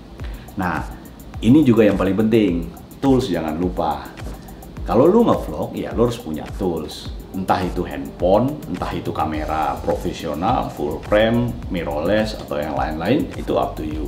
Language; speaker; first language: Indonesian; native; Indonesian